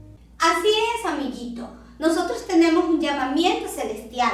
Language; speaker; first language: Spanish; native; Spanish